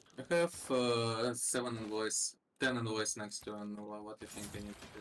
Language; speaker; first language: English; non-native, learner; Russian